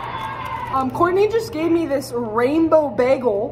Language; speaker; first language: English; native; English